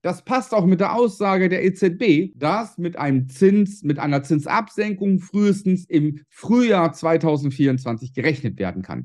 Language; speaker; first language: German; native; German